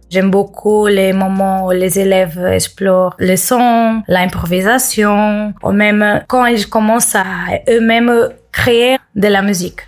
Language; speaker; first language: French; non-native, fluent; Portuguese